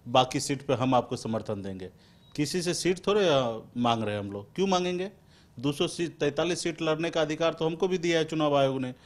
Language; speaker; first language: Hindi; native; Hindi